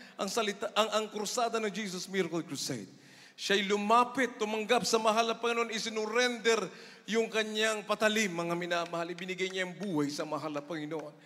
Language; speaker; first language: Filipino; native; Filipino